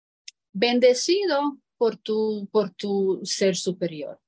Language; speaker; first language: Spanish; non-native, fluent; Croatian